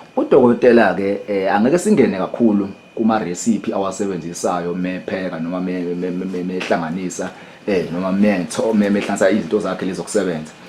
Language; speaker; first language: Zulu; native; Zulu